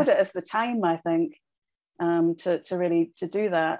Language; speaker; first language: English; native; English